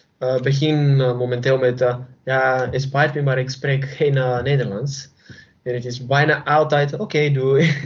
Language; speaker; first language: Dutch; non-native, learner; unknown